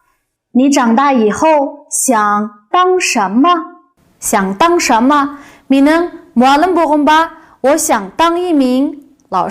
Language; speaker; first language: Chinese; non-native, local second language; Uyghur